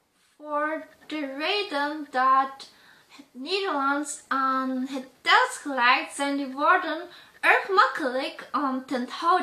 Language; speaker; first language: Dutch; non-native, learner; German